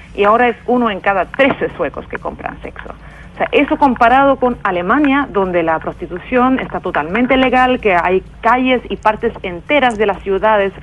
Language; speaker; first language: Spanish; non-native, fluent; Swedish